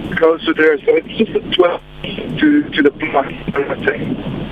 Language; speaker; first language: English; non-native, fluent; Portuguese